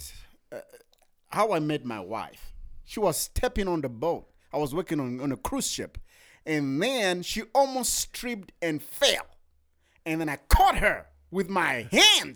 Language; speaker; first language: English; non-native, local second language; Shona